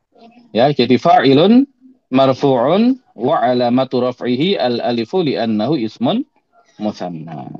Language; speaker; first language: Arabic; non-native, fluent; Indonesian